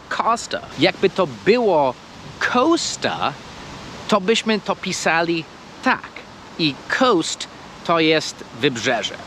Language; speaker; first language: Polish; non-native, fluent; English